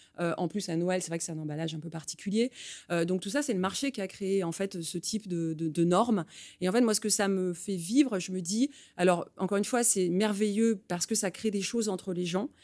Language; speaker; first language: French; native; French